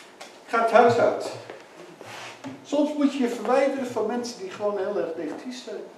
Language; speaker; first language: Dutch; native; Dutch